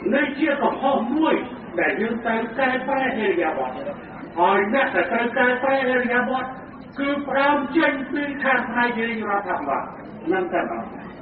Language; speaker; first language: Khmer; native; Khmer